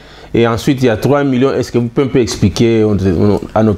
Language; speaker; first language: French; non-native, local second language; Lingala